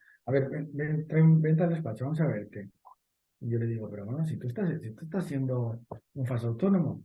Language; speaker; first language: Spanish; native; Spanish